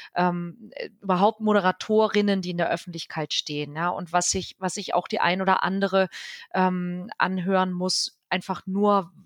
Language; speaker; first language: German; native; German